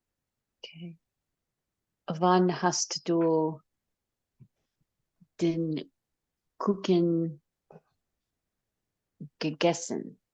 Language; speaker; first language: German; non-native, learner; English